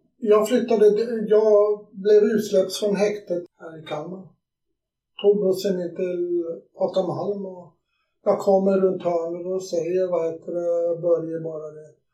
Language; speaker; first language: Swedish; native; Swedish